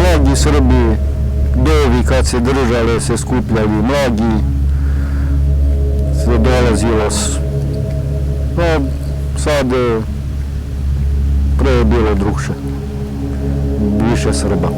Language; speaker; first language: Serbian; early bilingual, heritage; Serbian